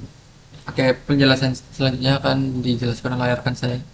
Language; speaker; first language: Indonesian; native; Indonesian